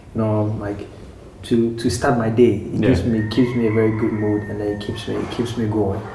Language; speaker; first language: English; non-native, local second language; Akan